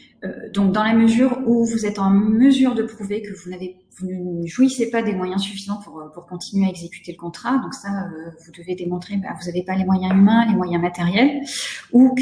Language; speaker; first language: French; native; French